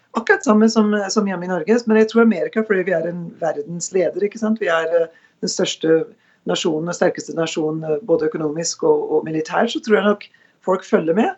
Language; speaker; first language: Norwegian; native; Norwegian